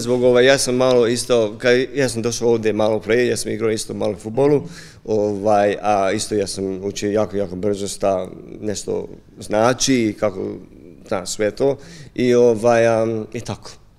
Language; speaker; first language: Serbian; non-native, learner; English